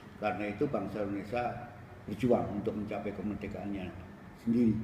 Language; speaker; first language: Indonesian; native; Indonesian